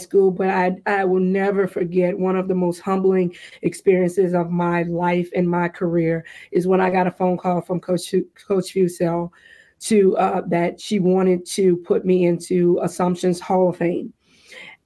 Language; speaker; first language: English; native; English